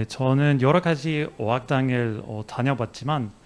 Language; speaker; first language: Korean; non-native, fluent; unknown